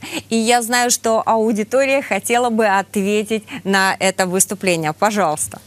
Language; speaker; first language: Russian; native; Russian